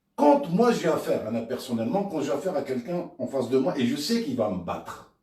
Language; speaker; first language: French; non-native, local second language; Arabic